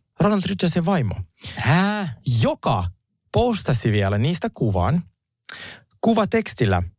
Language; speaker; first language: Finnish; early bilingual, other home language; Russian